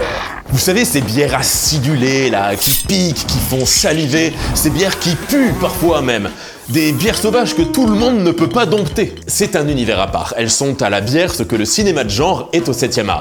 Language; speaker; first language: French; native; French